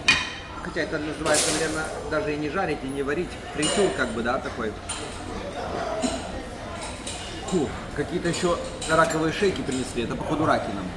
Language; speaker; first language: Russian; native; Russian